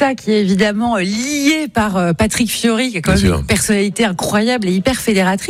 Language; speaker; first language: French; native; French